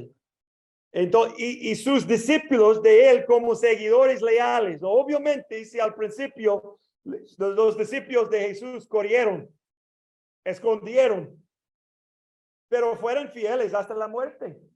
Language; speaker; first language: Spanish; non-native, learner; English